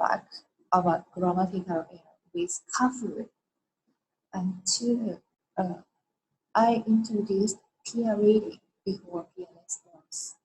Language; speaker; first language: English; non-native, learner; Japanese